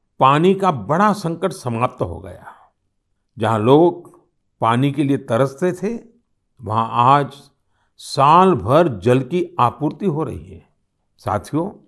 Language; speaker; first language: Hindi; non-native, local second language; Gujarati